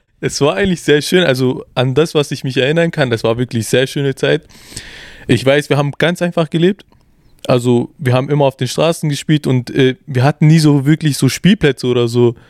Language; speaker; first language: German; early bilingual, other home language; Kurdish